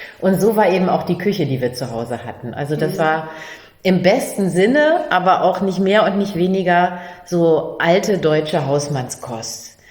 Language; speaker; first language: German; native; German